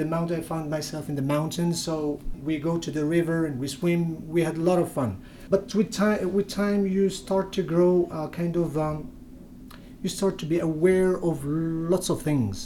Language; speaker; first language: English; non-native, fluent; Berber languages